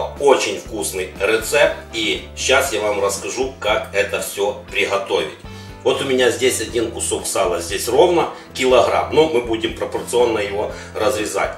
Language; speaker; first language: Russian; non-native, local second language; Ukrainian